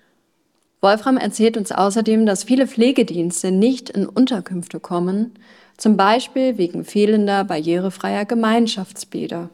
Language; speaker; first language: German; native; German